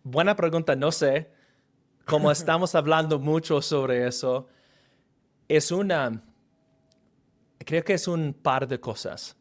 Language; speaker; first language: Spanish; non-native, fluent; English